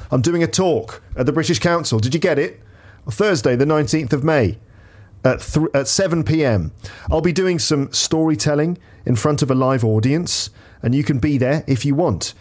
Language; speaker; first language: English; native; English